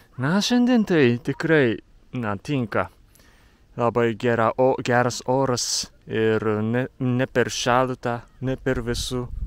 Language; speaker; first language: Lithuanian; non-native, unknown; Japanese